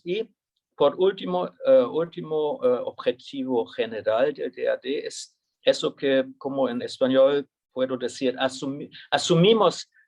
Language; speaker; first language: Spanish; non-native, fluent; German